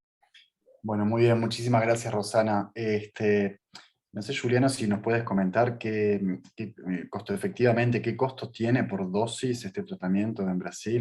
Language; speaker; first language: Spanish; native; Spanish